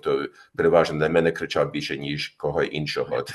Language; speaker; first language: Ukrainian; early bilingual, heritage; Ukrainian